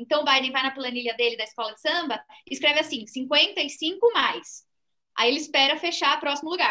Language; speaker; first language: Portuguese; native; Portuguese